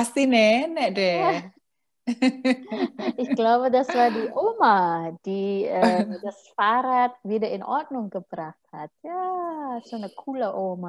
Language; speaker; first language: German; non-native, fluent; Indonesian